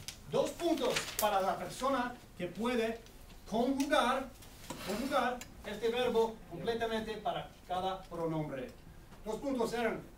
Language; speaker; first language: Spanish; non-native, fluent; English